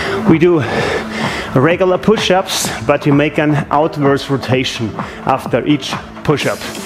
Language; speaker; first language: English; non-native, fluent; German